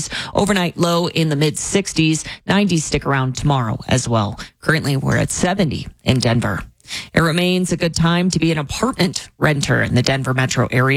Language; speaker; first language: English; native; English